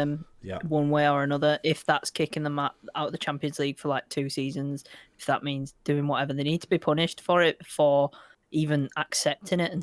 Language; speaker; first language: English; native; English